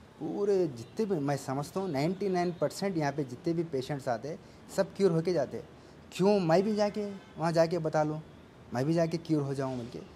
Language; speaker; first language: Hindi; non-native, local second language; Urdu